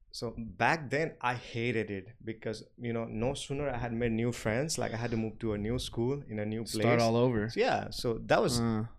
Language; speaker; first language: English; non-native, local second language; Nepali